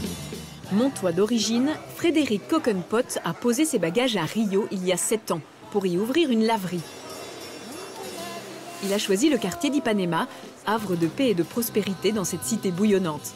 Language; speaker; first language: French; native; French